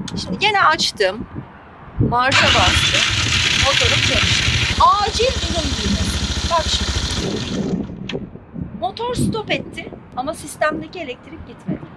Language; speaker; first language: Turkish; native; Turkish